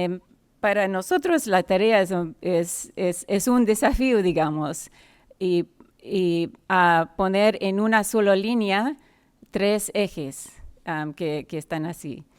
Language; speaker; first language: Spanish; non-native, fluent; English